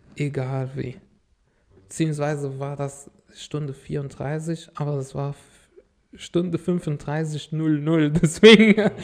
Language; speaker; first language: German; non-native, fluent; Arabic